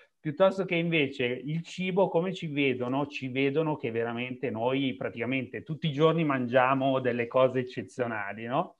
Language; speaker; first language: Italian; native; Italian